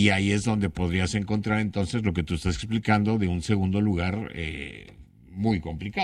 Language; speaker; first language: Spanish; native; Spanish